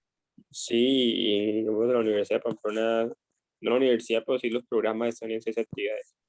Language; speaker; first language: Spanish; native; Spanish